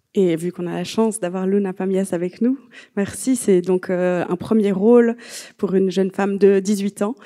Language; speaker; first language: French; native; French